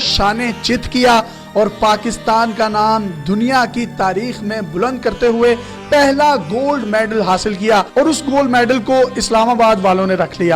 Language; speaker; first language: Urdu; non-native, local second language; Punjabi